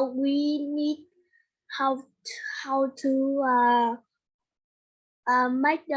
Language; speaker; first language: English; non-native, learner; Vietnamese